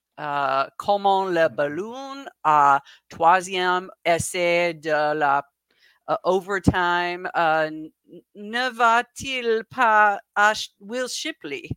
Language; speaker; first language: French; non-native, learner; English